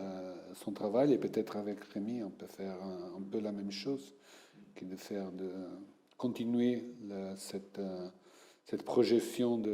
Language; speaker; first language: French; non-native, fluent; Portuguese